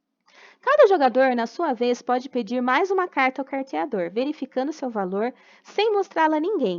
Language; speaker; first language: Portuguese; native; Portuguese